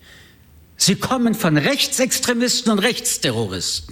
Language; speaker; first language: German; early bilingual, other home language; French